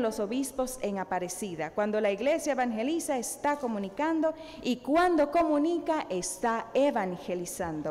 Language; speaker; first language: Spanish; native; Spanish